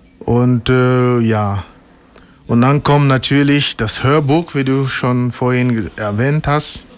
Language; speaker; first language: German; non-native, fluent; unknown